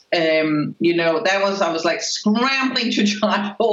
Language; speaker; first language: English; non-native, fluent; Spanish